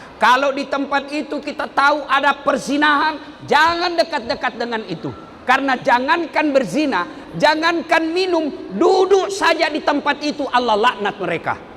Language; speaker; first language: Indonesian; non-native, local second language; Buginese